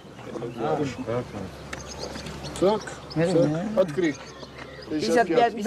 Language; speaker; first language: Russian; non-native, learner; French